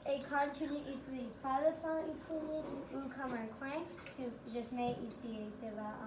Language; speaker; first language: French; non-native, learner; English